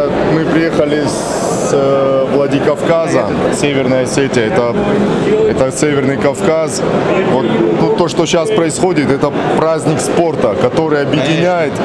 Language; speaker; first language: Russian; native; Russian